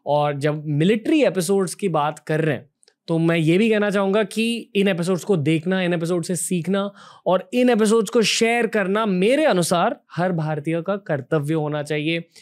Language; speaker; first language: Hindi; native; Hindi